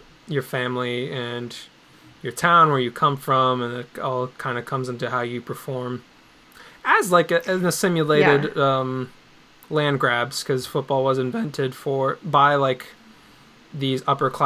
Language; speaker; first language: English; native; English